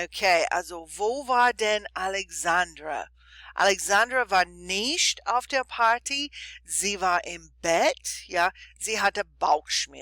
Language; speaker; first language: German; non-native, fluent; English